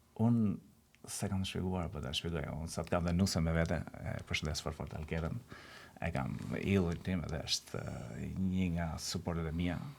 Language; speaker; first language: Albanian; native; Albanian